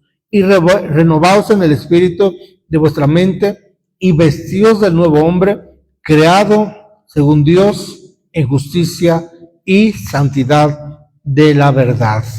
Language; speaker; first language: Spanish; native; Spanish